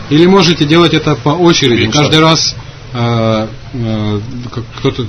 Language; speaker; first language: Russian; native; Russian